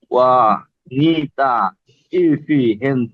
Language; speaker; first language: Chinese; non-native, learner; Bangla